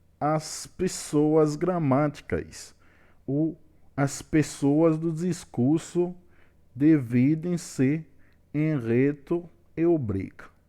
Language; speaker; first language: Portuguese; non-native, learner; Haitian Creole